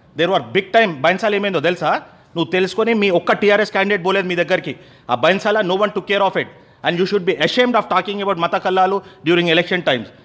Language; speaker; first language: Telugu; native; Telugu